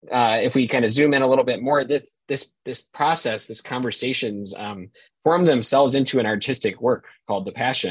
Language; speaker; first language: English; native; English